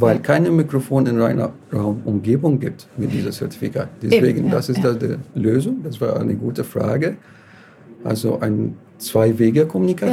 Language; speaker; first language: German; non-native, learner; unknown